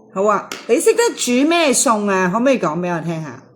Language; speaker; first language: Cantonese; native; Cantonese